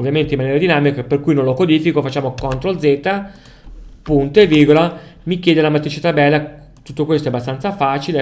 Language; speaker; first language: Italian; native; Italian